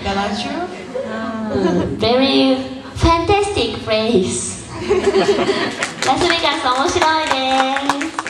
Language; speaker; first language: English; non-native, learner; Japanese